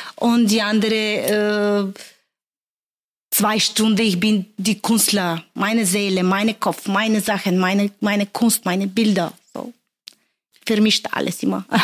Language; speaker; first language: German; non-native, learner; Bulgarian